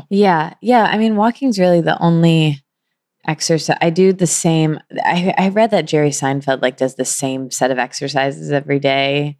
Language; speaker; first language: English; native; English